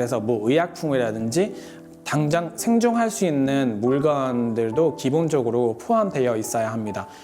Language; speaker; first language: Korean; non-native, fluent; Arabic